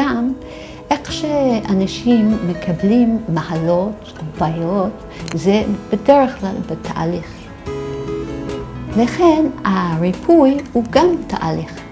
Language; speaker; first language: Hebrew; non-native, fluent; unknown